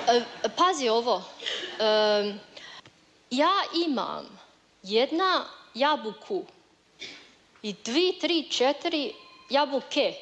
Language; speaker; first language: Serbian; non-native, learner; Chinese